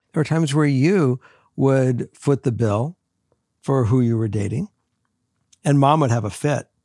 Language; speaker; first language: English; native; English